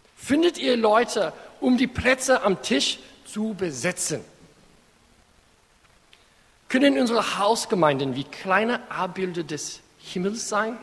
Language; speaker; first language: German; non-native, fluent; English